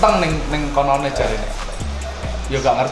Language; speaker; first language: Indonesian; non-native, local second language; Javanese